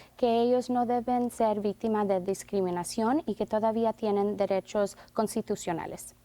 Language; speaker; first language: Spanish; early bilingual, heritage; Spanish